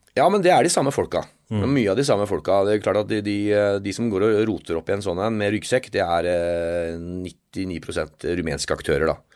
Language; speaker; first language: Norwegian; native; Norwegian